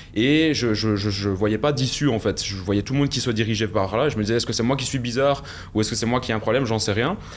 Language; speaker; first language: French; native; French